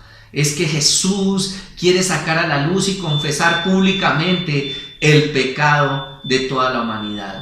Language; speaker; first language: Spanish; native; Spanish